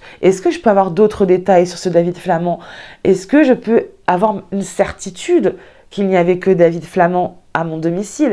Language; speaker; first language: French; native; French